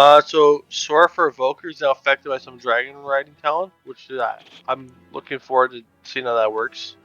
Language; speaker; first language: English; native; English